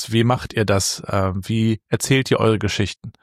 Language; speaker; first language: German; native; German